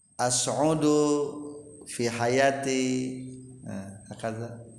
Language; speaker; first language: Arabic; non-native, fluent; Indonesian